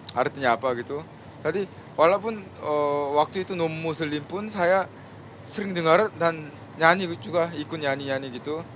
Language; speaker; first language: Indonesian; non-native, fluent; Korean